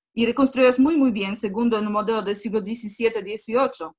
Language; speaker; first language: Spanish; non-native, fluent; Polish